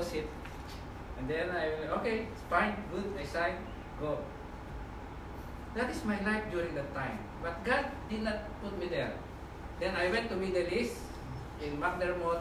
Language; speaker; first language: English; non-native, local second language; Filipino